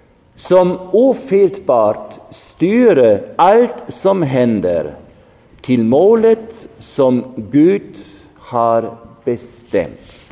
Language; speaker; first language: Swedish; non-native, fluent; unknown